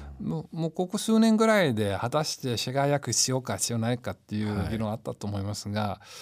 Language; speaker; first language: Japanese; non-native, fluent; English